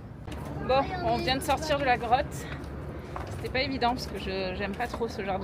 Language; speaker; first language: French; native; French